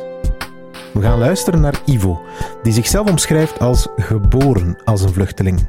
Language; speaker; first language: Dutch; native; Dutch